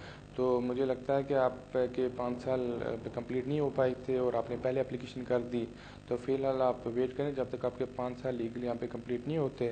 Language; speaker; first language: Urdu; native; Urdu